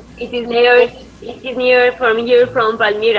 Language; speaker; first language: English; non-native, learner; Spanish